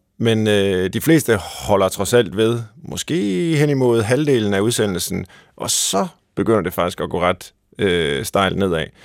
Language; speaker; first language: Danish; native; Danish